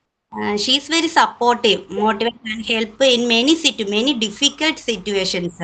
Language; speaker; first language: English; non-native, learner; Malayalam